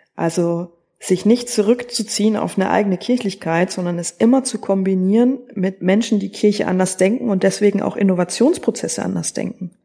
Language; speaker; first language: German; native; German